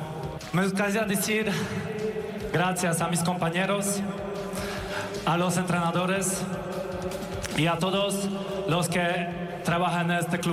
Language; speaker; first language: Spanish; non-native, fluent; Polish